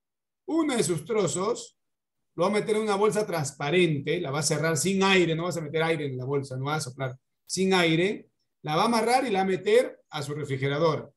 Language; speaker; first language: Spanish; native; Spanish